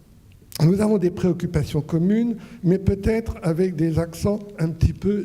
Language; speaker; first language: French; native; French